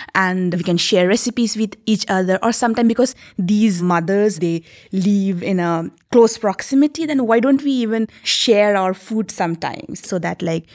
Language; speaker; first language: English; non-native, local second language; Nepali